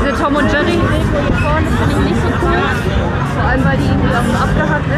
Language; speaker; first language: German; native; German